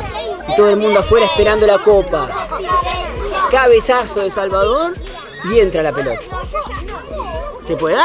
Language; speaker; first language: Spanish; native; Spanish